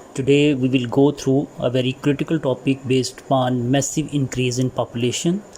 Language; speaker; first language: English; non-native, local second language; Urdu